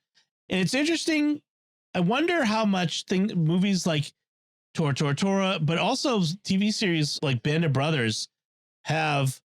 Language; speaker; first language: English; native; English